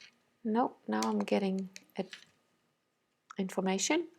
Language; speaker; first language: English; non-native, fluent; Danish